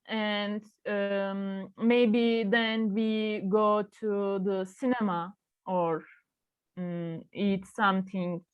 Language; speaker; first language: English; non-native, learner; Turkish